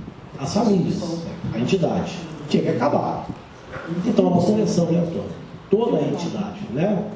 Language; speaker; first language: Portuguese; native; Portuguese